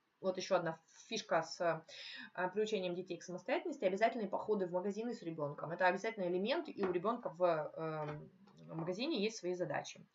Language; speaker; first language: Russian; native; Russian